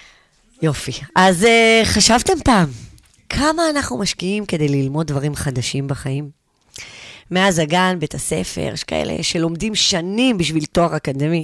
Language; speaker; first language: Hebrew; native; Hebrew